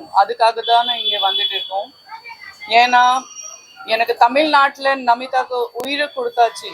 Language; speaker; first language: Tamil; non-native, fluent; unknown